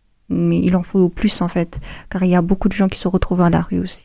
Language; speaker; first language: French; non-native, fluent; Amharic